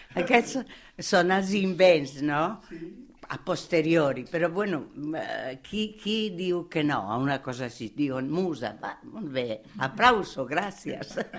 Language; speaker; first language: Catalan; non-native, fluent; Italian